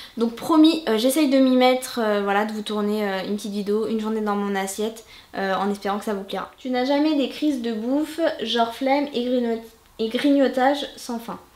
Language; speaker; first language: French; native; French